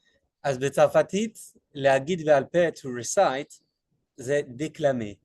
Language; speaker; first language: Hebrew; non-native, fluent; French